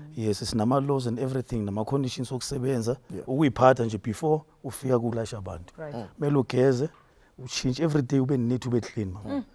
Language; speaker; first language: Zulu; native; Zulu